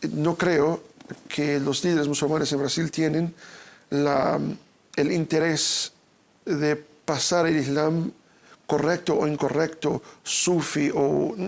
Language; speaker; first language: Spanish; non-native, fluent; Portuguese